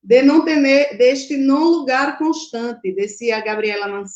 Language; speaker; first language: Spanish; non-native, fluent; Portuguese